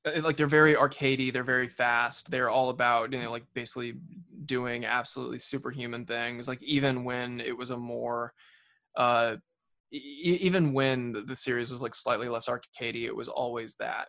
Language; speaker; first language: English; native; English